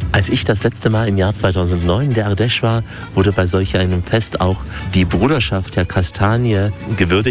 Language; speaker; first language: German; native; German